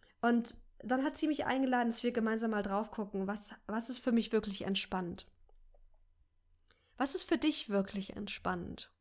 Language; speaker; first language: German; native; German